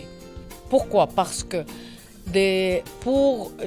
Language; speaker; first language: French; non-native, learner; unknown